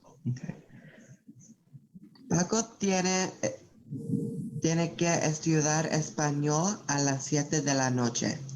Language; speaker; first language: Spanish; non-native, learner; English